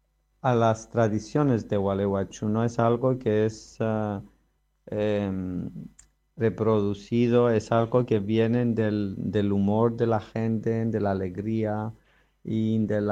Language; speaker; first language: Spanish; non-native, fluent; Greek